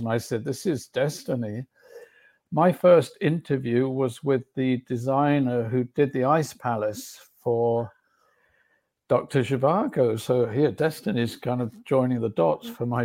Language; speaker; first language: English; native; English